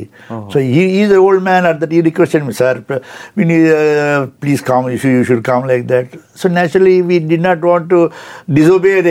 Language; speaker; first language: English; non-native, local second language; Telugu